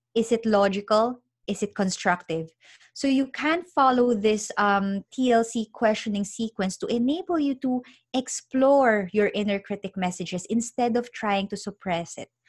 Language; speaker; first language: English; non-native, local second language; Filipino